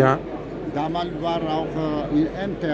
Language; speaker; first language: German; non-native, learner; Albanian